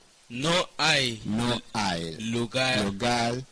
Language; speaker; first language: Spanish; non-native, fluent; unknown